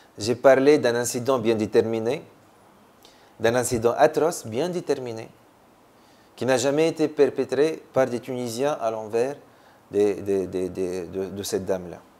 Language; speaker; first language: French; non-native, local second language; Arabic